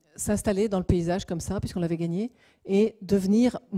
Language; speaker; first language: French; native; French